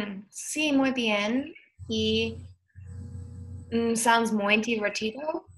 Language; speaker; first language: Spanish; non-native, learner; English